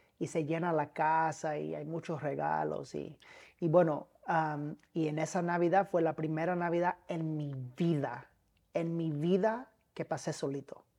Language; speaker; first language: Spanish; early bilingual, heritage; Spanish